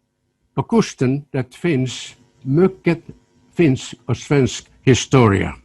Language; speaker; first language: Swedish; non-native, local second language; Finnish